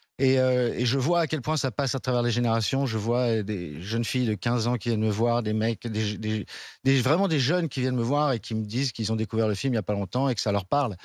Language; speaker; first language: French; native; French